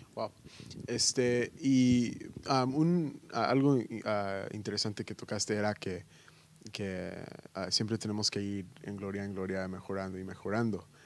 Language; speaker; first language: Spanish; early bilingual, heritage; Spanish